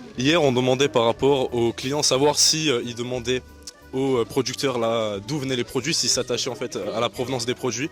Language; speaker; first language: French; native; French